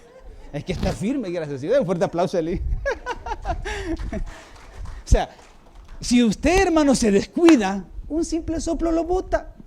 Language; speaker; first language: Spanish; native; Spanish